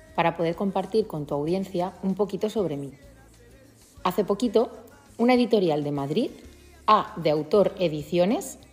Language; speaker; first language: Spanish; native; Spanish